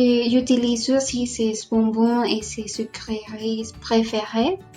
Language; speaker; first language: French; non-native, learner; Spanish